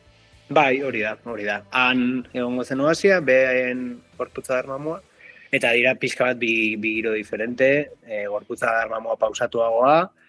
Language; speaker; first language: Basque; native; Basque